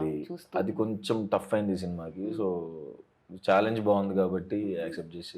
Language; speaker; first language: Telugu; native; Telugu